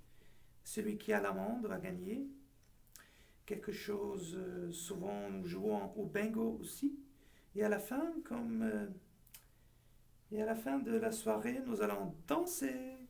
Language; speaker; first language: French; non-native, fluent; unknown